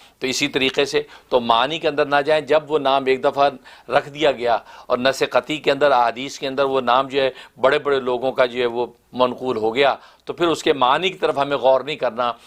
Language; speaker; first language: Urdu; native; Urdu